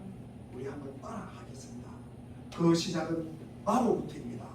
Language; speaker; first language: Korean; native; Korean